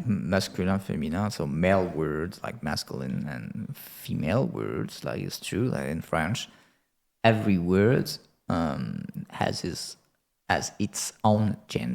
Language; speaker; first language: English; non-native, fluent; French